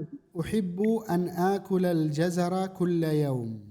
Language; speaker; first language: Arabic; non-native, fluent; Indonesian